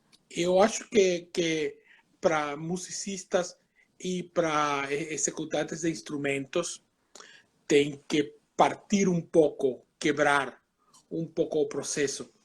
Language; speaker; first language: Portuguese; non-native, fluent; Spanish